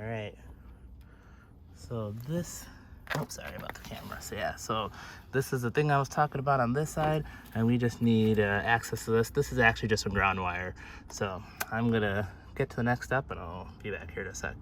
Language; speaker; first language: English; native; English